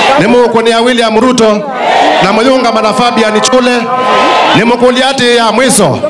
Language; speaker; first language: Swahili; non-native, local second language; Kamba